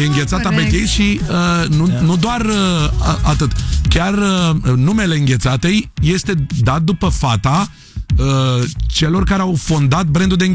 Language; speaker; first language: Romanian; native; Romanian